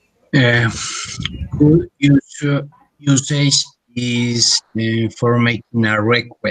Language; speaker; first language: English; non-native, learner; Spanish